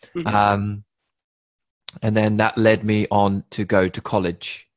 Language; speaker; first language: English; native; English